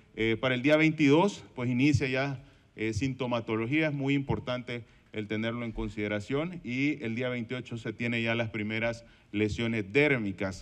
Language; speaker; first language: Spanish; native; Spanish